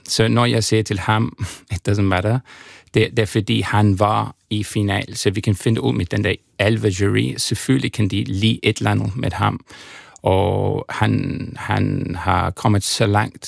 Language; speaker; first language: Danish; non-native, fluent; English